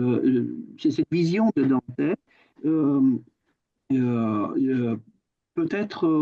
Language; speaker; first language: French; non-native, fluent; Romanian